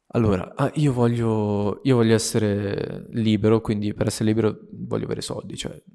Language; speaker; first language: Italian; native; Italian